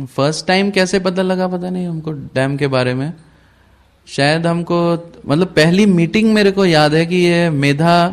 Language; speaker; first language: Hindi; native; Hindi